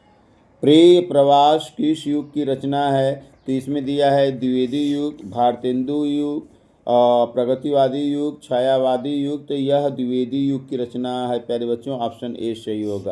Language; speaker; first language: Hindi; native; Hindi